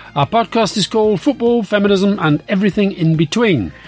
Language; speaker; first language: English; native; English